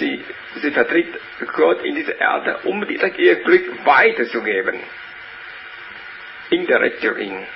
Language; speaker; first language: German; non-native, learner; Vietnamese